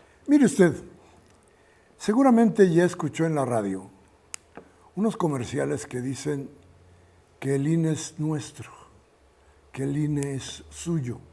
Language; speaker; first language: Spanish; native; Spanish